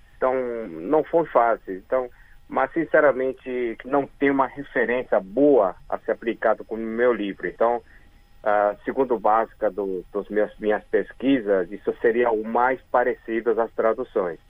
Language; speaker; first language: Portuguese; early bilingual, other home language; Korean